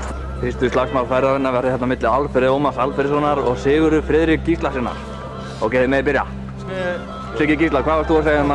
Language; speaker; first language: Icelandic; native; Icelandic